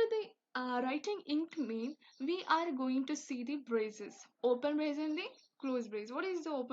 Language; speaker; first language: English; non-native, local second language; Hindi